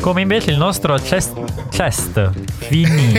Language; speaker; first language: Italian; native; Italian